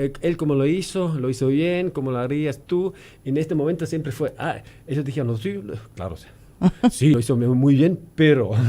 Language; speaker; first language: Spanish; non-native, fluent; German